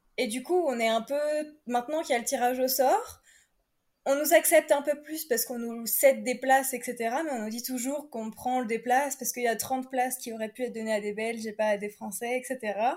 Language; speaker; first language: French; native; French